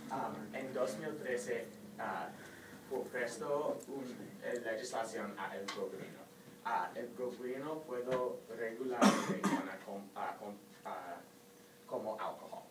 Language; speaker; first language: Spanish; non-native, learner; English